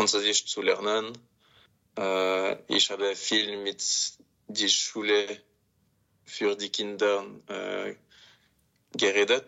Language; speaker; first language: German; non-native, local second language; French